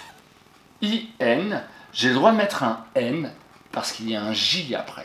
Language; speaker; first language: French; native; French